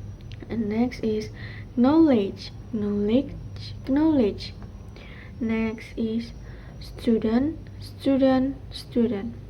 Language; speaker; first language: English; non-native, learner; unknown